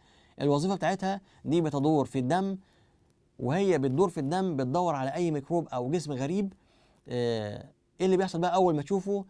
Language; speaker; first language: Arabic; native; Arabic